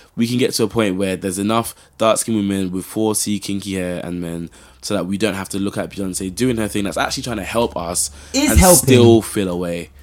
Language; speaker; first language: English; native; English